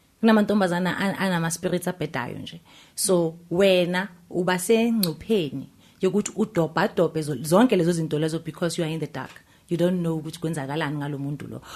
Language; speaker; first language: Zulu; native; Zulu